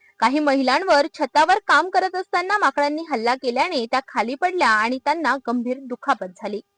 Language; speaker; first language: Marathi; native; Marathi